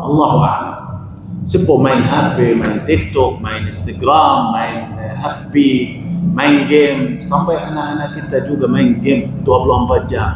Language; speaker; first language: Indonesian; non-native, fluent; Arabic